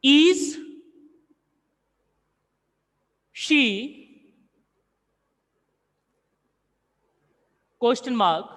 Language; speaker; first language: English; non-native, local second language; Hindi